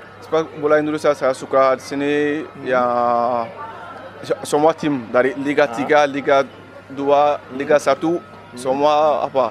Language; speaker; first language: Indonesian; non-native, learner; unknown